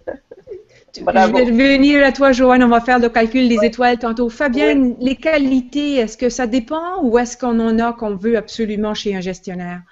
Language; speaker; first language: French; native; French